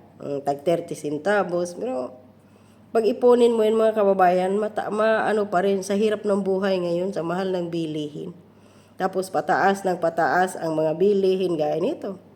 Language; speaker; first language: Filipino; non-native, local second language; Cebuano